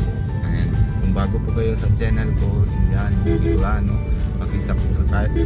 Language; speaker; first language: Filipino; non-native, local second language; Bikol